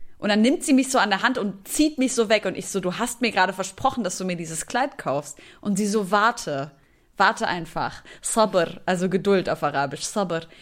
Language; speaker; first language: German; early bilingual, other home language; Arabic